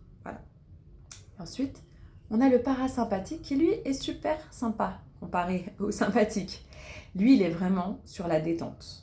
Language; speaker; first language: French; native; French